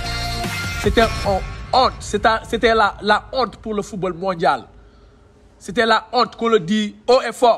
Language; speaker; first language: French; non-native, local second language; Wolof